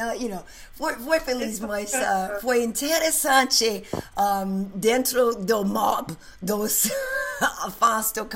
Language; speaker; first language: Portuguese; non-native, learner; English